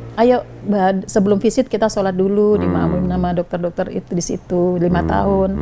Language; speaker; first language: Indonesian; non-native, local second language; Javanese